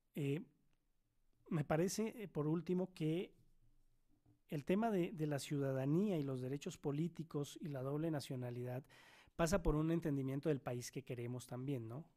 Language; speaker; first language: Spanish; native; Spanish